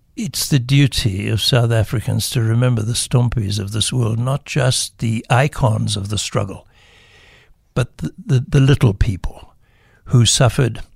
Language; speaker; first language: English; native; English